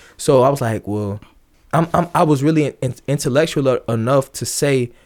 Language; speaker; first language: English; native; English